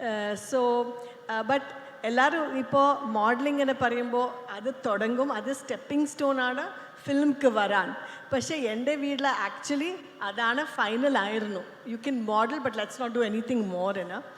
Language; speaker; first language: Malayalam; non-native, local second language; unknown